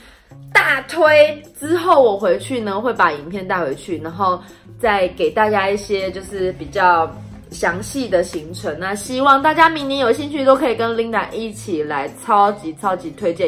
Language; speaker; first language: Chinese; native; Chinese